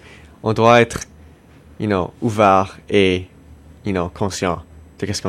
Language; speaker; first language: French; non-native, local second language; English